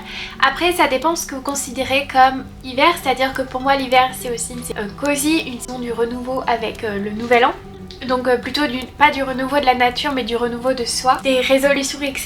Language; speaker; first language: French; native; French